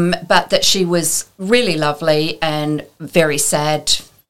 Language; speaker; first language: English; native; English